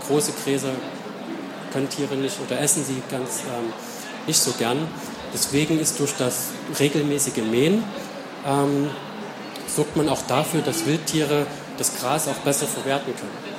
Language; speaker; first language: German; native; German